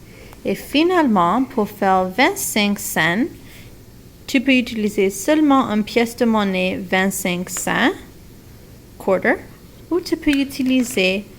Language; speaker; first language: French; non-native, local second language; English